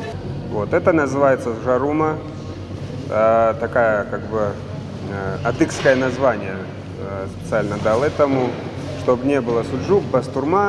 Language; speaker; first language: Russian; non-native, local second language; Adyghe